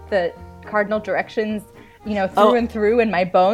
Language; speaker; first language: English; early bilingual, other home language; Tamil